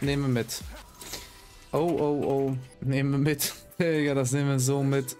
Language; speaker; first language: German; native; German